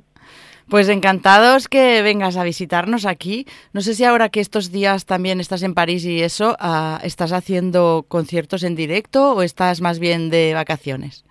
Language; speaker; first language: Spanish; non-native, local second language; Catalan